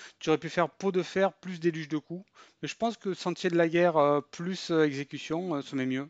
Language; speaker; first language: French; native; French